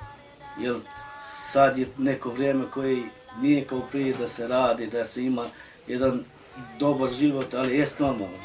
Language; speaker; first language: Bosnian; non-native, local second language; Romany